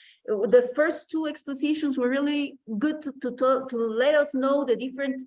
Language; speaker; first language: English; non-native, fluent; Spanish